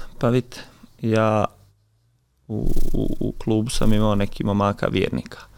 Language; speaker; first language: Bosnian; native; Bosnian